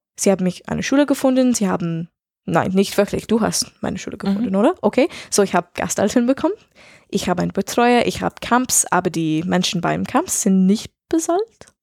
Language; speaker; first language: German; non-native, learner; English